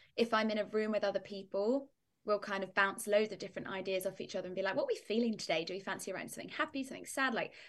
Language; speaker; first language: English; native; English